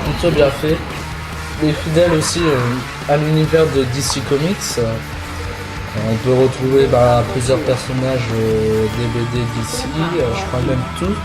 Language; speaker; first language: French; native; French